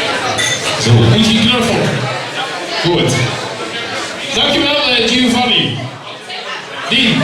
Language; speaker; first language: Dutch; native; Dutch